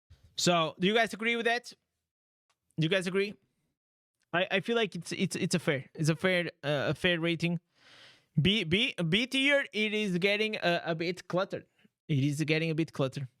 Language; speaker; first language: English; non-native, fluent; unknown